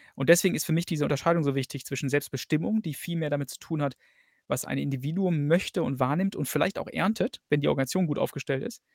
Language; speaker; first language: German; native; German